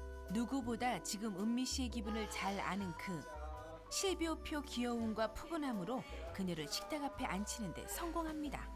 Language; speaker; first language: Korean; native; Korean